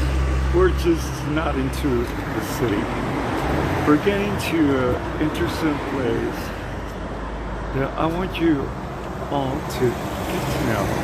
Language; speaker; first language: English; non-native, fluent; Spanish